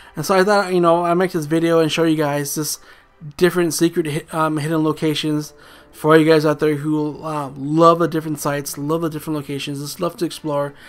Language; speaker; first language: English; native; English